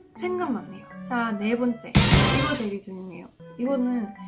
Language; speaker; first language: Korean; non-native, fluent; Japanese